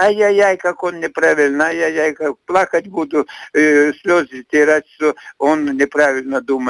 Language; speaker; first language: Russian; non-native, fluent; Latvian